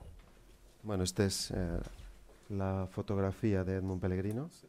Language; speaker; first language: Spanish; native; Spanish